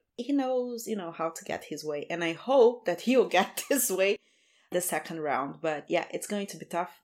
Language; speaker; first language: English; non-native, fluent; Portuguese